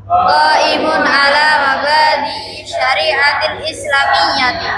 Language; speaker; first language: Arabic; non-native, learner; Indonesian